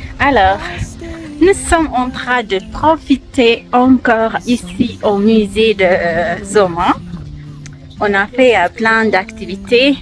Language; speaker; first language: French; non-native, learner; Amharic